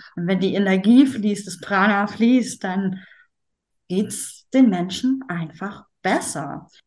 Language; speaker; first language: German; native; German